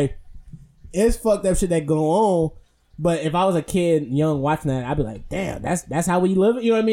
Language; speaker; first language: English; native; English